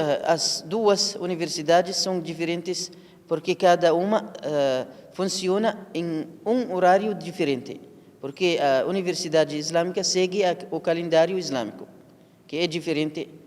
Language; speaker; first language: Portuguese; non-native, learner; Arabic